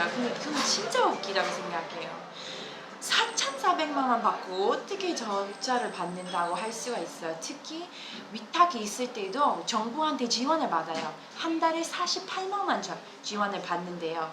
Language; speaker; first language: Korean; non-native, fluent; English